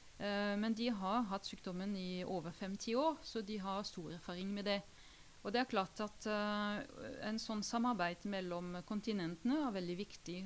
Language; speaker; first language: Norwegian; non-native, fluent; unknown